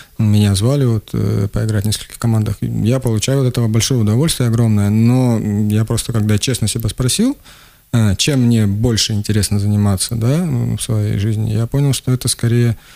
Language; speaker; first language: Russian; native; Russian